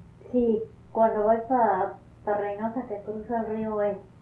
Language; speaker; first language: Spanish; early bilingual, heritage; Spanish